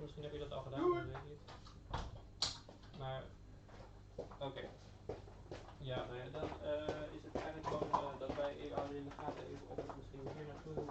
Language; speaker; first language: Dutch; native; Dutch